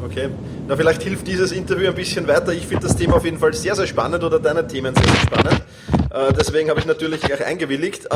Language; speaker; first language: German; native; German